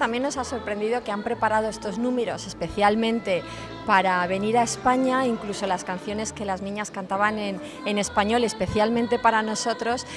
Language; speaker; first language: Spanish; native; Spanish